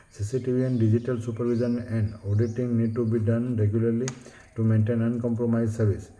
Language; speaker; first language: English; non-native, local second language; Gujarati